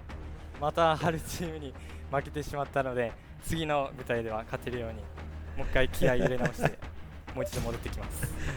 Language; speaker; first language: Japanese; native; Japanese